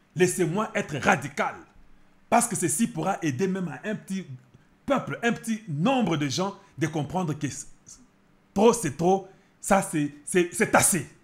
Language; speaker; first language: French; non-native, local second language; Lingala